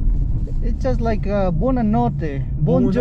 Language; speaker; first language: English; non-native, local second language; Filipino